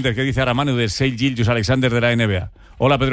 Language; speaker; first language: Spanish; native; Spanish